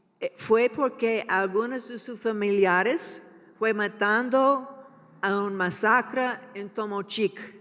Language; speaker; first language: Spanish; non-native, learner; English